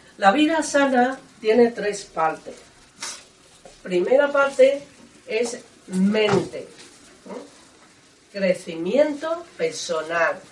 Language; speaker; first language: Spanish; non-native, learner; Chinese